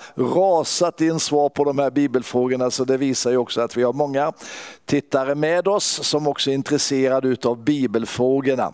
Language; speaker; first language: Swedish; native; Swedish